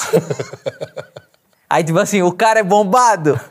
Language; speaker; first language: Portuguese; native; Portuguese